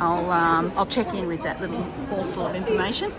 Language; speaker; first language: English; native; English